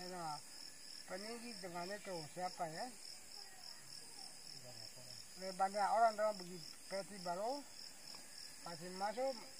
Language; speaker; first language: Indonesian; non-native, local second language; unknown